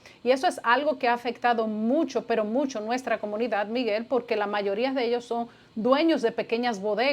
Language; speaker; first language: Spanish; native; Spanish